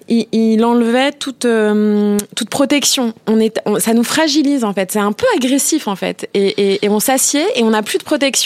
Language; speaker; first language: French; native; French